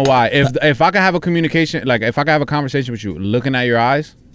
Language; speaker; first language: English; early bilingual, other home language; Spanish